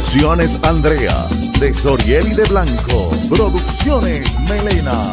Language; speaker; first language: Spanish; native; Spanish